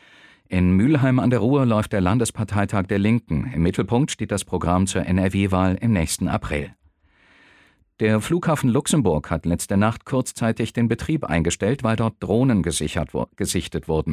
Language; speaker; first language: German; native; German